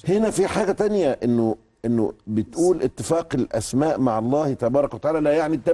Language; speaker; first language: Arabic; native; Arabic